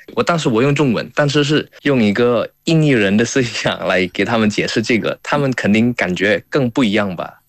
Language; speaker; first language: Chinese; non-native, fluent; Indonesian